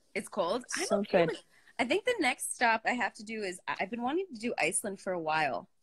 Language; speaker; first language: English; native; English